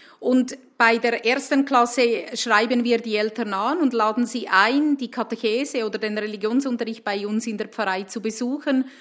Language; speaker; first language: German; native; German